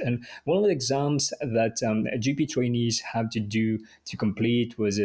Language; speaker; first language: English; non-native, fluent; Morisyen